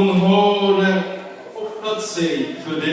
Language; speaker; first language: Swedish; non-native, fluent; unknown